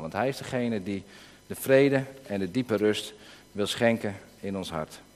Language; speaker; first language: Dutch; native; Dutch